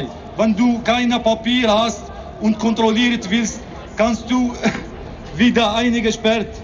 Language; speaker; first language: German; non-native, learner; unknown